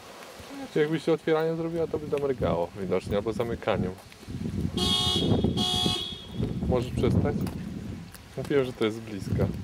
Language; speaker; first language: Polish; native; Polish